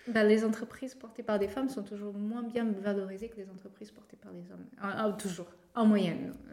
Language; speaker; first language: French; non-native, fluent; Portuguese